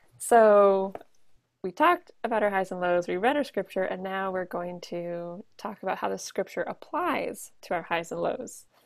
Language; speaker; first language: English; native; English